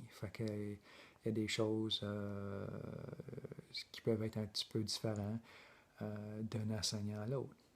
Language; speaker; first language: French; native; French